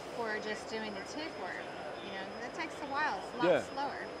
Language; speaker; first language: English; native; English